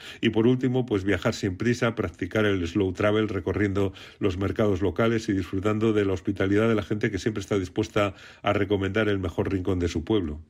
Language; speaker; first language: Spanish; native; Spanish